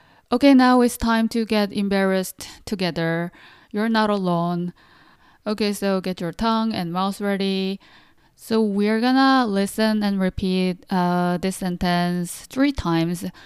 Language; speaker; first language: English; non-native, fluent; Korean